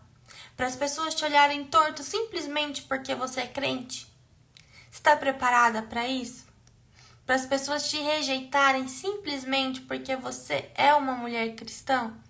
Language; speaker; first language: Portuguese; native; Portuguese